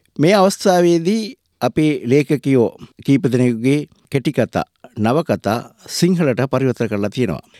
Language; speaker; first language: Sinhala; non-native, local second language; Tamil